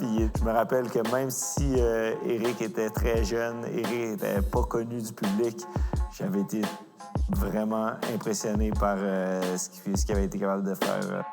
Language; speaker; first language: French; native; French